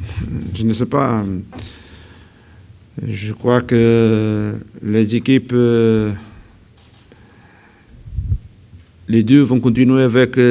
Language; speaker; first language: French; non-native, learner; Portuguese